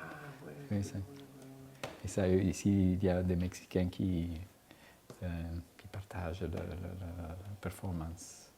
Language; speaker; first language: French; non-native, fluent; Italian